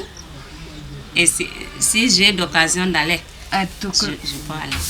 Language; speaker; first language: French; non-native, learner; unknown